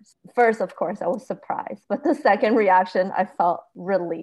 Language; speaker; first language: English; early bilingual, other home language; Chinese